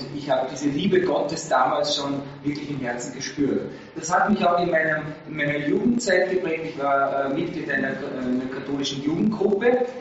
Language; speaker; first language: German; native; German